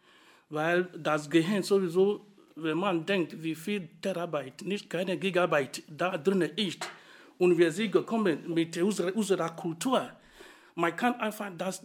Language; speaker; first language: German; non-native, fluent; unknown